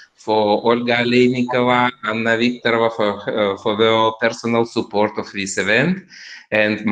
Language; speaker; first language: English; non-native, fluent; Russian